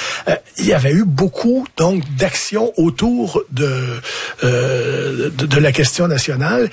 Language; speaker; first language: French; native; French